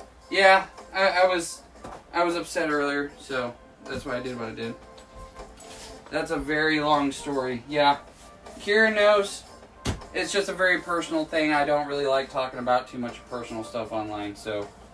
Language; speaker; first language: English; native; English